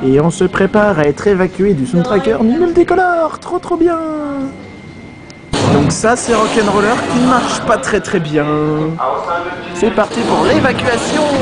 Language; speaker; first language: French; native; French